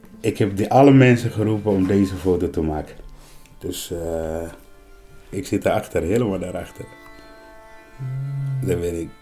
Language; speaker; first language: Dutch; non-native, learner; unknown